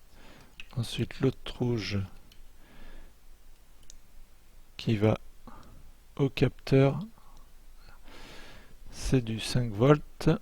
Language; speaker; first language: French; native; French